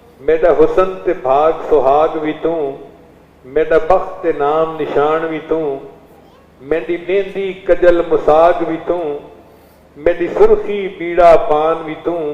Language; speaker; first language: Urdu; non-native, local second language; Saraiki